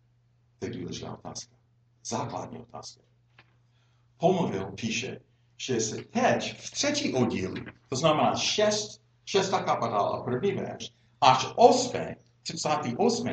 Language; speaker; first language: Czech; non-native, fluent; English